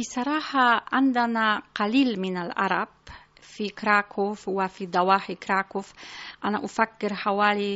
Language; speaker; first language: Arabic; non-native, fluent; Polish